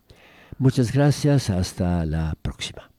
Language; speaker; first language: Spanish; non-native, fluent; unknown